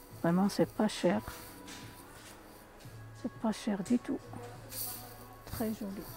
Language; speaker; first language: French; non-native, local second language; Arabic